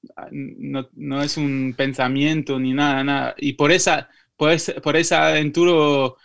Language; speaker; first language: Spanish; non-native, fluent; French